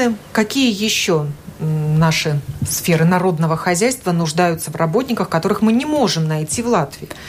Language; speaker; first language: Russian; native; Russian